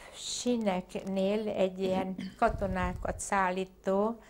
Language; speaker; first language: Hungarian; native; Hungarian